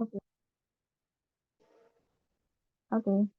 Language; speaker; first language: English; non-native, learner; Indonesian